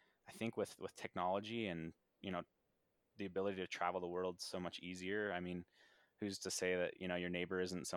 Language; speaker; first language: English; native; English